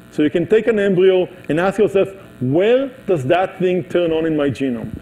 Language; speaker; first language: English; non-native, fluent; Hebrew